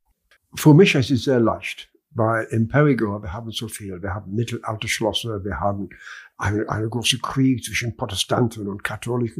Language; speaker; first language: German; non-native, learner; English